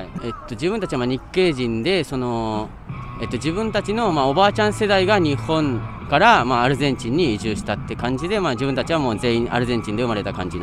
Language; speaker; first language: Japanese; early bilingual, heritage; Spanish